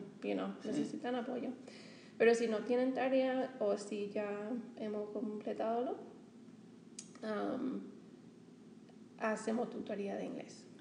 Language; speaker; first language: Spanish; non-native, fluent; English